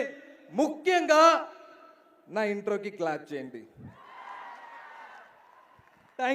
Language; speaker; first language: Telugu; non-native, learner; Malayalam